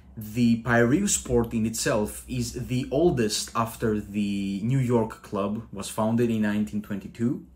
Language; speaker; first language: English; non-native, fluent; Greek